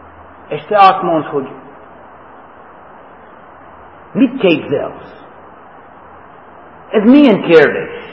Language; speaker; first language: Hungarian; non-native, fluent; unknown